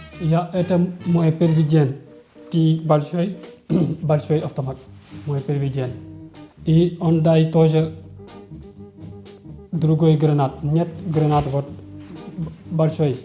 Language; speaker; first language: Russian; non-native, learner; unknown